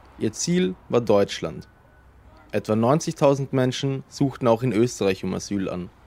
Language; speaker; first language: German; native; German